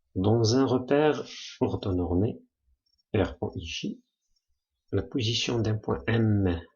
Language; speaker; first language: French; non-native, local second language; Arabic